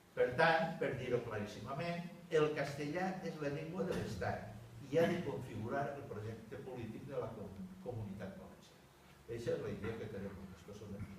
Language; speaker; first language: Catalan; native; Catalan